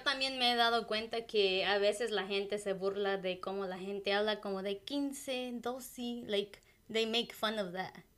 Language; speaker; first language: Spanish; non-native, local second language; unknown